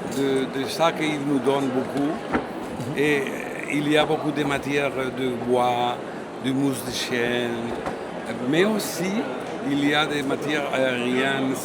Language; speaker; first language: French; non-native, fluent; Spanish